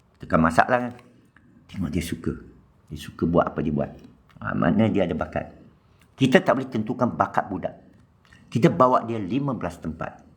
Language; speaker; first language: Malay; non-native, local second language; Chinese